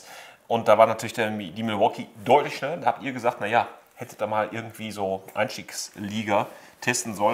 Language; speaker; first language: German; native; German